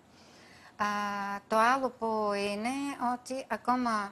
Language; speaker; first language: Greek; non-native, fluent; Bulgarian